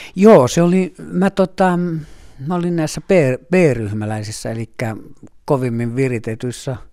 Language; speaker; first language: Finnish; native; Finnish